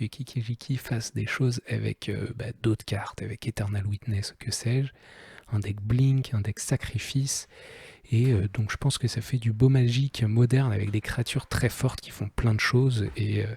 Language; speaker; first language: French; native; French